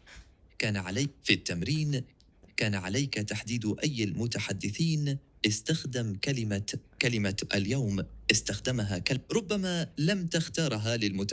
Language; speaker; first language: Arabic; non-native, learner; English